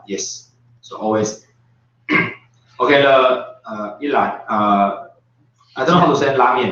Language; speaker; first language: English; non-native, learner; Chinese